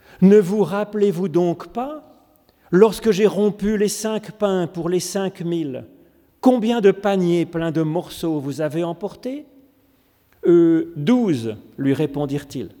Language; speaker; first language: French; native; French